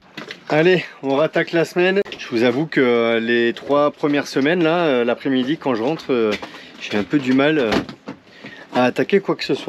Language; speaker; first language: French; native; French